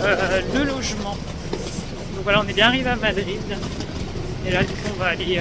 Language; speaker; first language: French; native; French